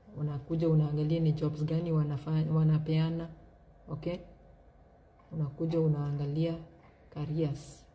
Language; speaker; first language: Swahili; native; Swahili